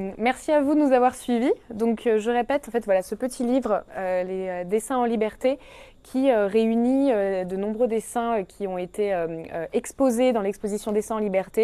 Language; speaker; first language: French; native; French